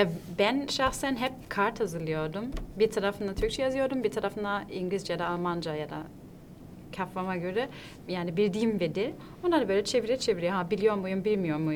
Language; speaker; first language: Turkish; non-native, fluent; German